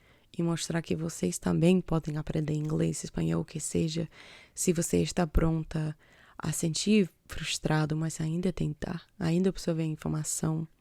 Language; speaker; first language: Portuguese; non-native, fluent; English